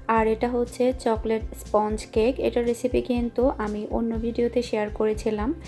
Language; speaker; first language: Bangla; non-native, local second language; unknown